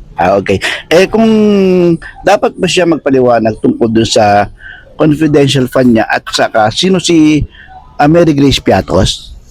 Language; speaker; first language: Filipino; native; Filipino